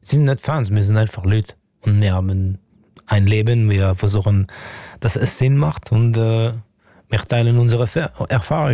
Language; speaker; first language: German; non-native, fluent; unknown